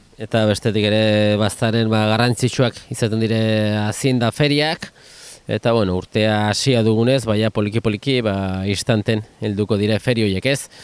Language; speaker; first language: Basque; native; Basque